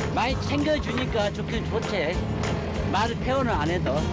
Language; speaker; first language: Korean; native; Korean